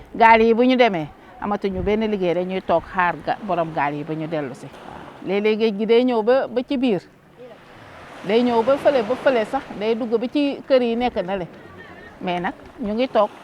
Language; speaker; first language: Wolof; non-native, local second language; Jola-Fonyi